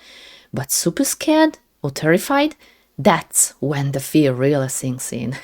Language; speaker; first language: English; non-native, fluent; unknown